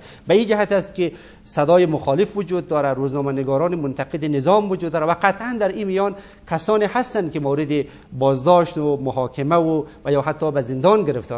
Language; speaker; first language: Persian; native; Persian